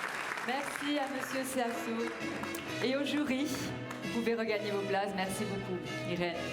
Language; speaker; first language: French; native; French